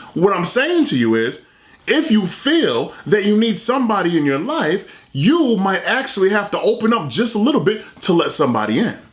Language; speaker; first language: English; native; English